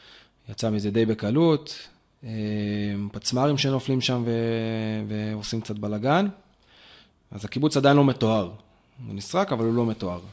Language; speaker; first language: Hebrew; native; Hebrew